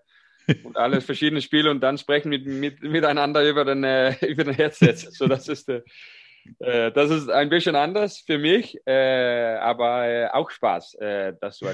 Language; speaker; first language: German; non-native, fluent; Danish